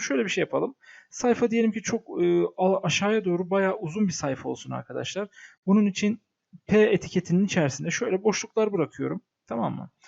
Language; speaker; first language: Turkish; native; Turkish